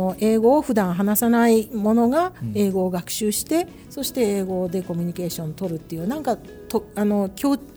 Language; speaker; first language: Japanese; native; Japanese